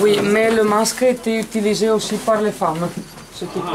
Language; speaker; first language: French; non-native, fluent; Italian